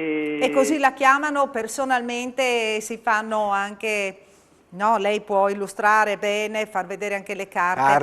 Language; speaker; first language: Italian; native; Italian